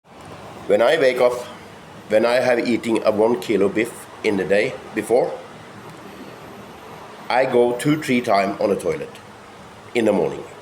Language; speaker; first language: English; non-native, fluent; Norwegian